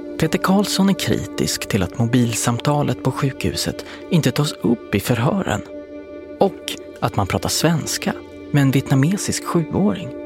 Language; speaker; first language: Swedish; native; Swedish